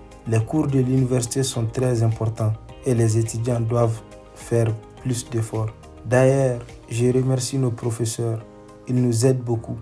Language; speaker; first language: French; non-native, local second language; Arabic